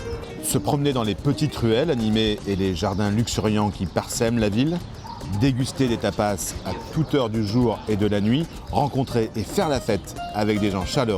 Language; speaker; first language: French; native; French